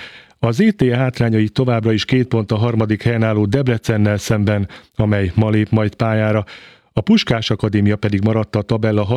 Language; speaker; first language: Hungarian; native; Hungarian